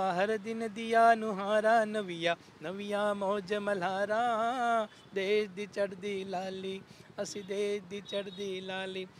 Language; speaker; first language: Hindi; non-native, local second language; Gujarati